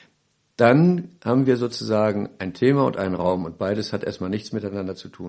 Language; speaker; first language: German; native; German